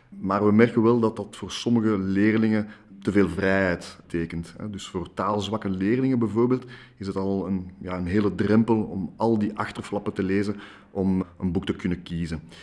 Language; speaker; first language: Dutch; non-native, local second language; French